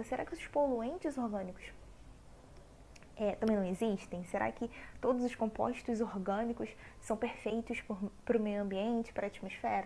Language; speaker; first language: Portuguese; native; Portuguese